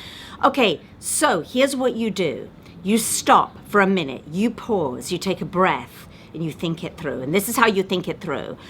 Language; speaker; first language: English; native; English